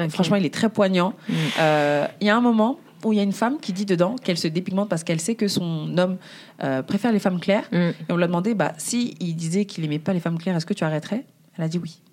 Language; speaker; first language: French; early bilingual, other home language; Bambara